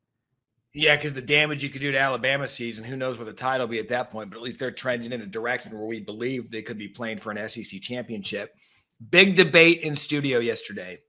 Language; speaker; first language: English; native; English